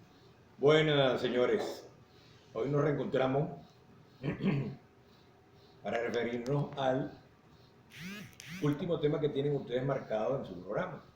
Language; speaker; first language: Spanish; native; Spanish